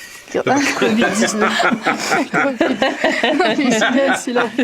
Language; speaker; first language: French; native; French